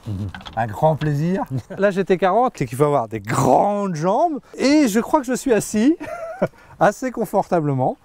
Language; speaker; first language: French; native; French